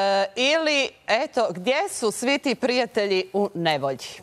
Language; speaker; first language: Serbian; native; Serbian